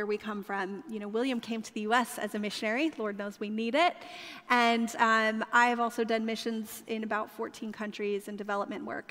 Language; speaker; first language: English; native; English